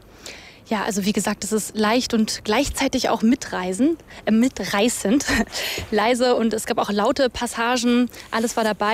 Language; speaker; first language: German; native; German